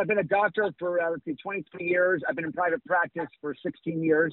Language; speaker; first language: English; native; English